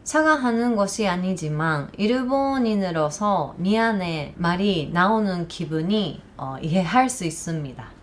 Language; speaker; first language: Korean; non-native, learner; Japanese